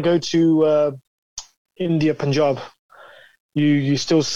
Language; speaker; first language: English; native; English